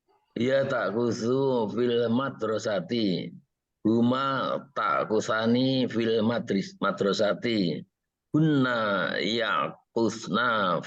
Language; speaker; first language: Arabic; non-native, learner; Indonesian